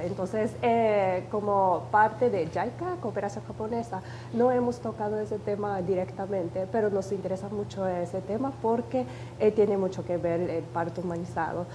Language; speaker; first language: Spanish; non-native, fluent; Japanese